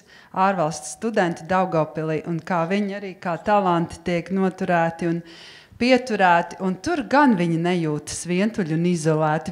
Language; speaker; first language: Latvian; native; Latvian